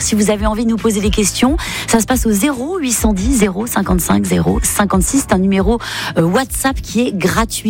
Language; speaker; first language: French; native; French